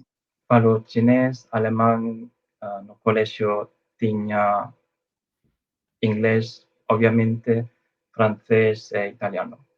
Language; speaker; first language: Galician; non-native, fluent; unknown